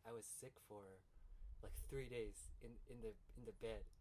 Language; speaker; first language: English; early bilingual, other home language; Chinese